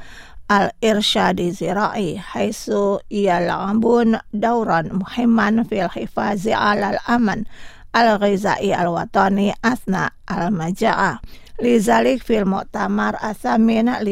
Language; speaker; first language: Arabic; non-native, fluent; Indonesian